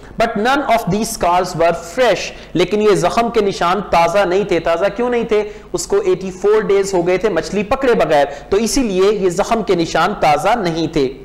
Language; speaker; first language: Urdu; non-native, local second language; Punjabi